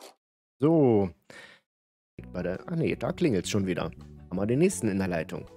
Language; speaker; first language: German; native; German